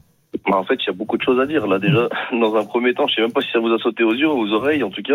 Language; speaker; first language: French; native; French